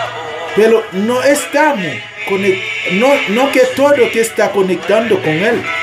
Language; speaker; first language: Spanish; non-native, learner; Haitian Creole